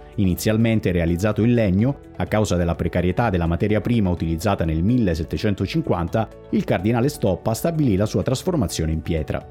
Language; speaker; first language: Italian; native; Italian